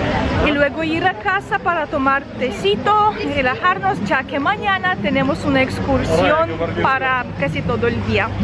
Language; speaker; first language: Spanish; non-native, fluent; Russian